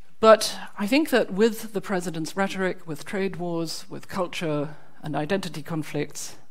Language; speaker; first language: English; non-native, fluent; German